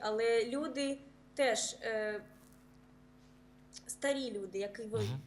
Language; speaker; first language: Ukrainian; early bilingual, heritage; Ukrainian